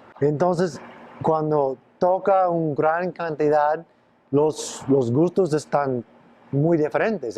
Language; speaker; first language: Spanish; non-native, fluent; English